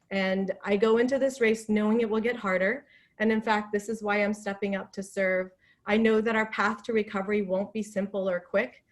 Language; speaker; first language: English; non-native, fluent; Persian